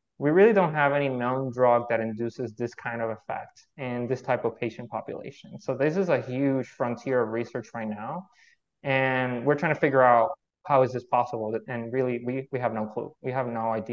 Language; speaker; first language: English; non-native, fluent; Spanish